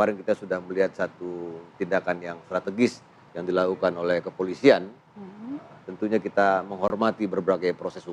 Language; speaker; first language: Indonesian; native; Indonesian